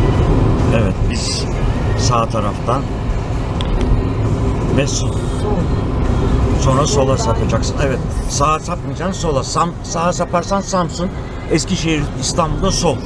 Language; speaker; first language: Turkish; native; Turkish